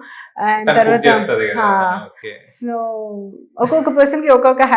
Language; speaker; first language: Telugu; non-native, learner; Hindi